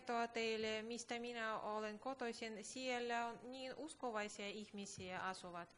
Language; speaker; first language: Finnish; non-native, learner; Ukrainian